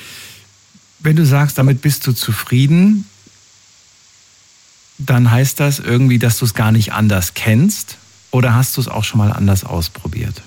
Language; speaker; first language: German; native; German